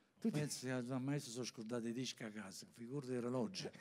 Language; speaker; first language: Italian; native; Italian